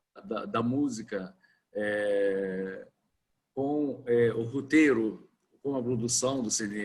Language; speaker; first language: Portuguese; non-native, fluent; Arabic